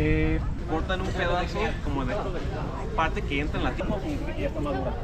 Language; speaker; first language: Spanish; native; Spanish